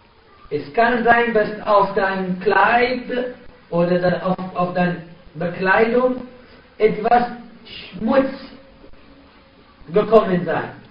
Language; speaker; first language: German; non-native, fluent; Arabic